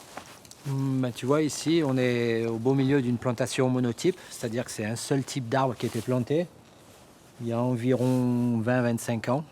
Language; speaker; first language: French; native; French